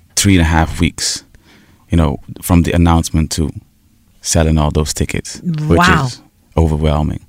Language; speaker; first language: English; early bilingual, heritage; Portuguese